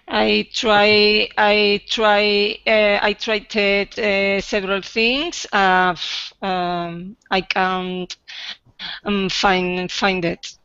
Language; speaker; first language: English; non-native, learner; Spanish